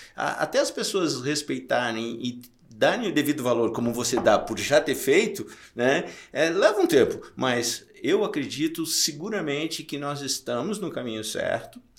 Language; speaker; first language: Portuguese; native; Portuguese